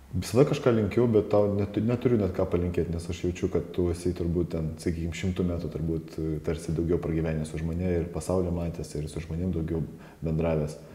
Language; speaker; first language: Lithuanian; native; Lithuanian